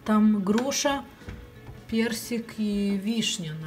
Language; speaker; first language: Russian; non-native, fluent; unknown